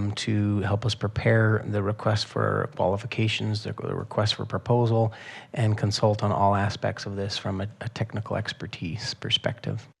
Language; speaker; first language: English; native; English